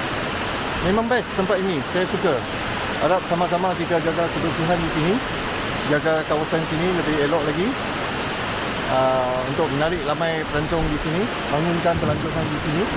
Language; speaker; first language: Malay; non-native, local second language; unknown